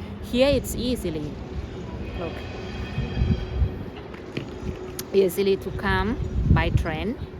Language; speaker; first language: English; non-native, learner; Thai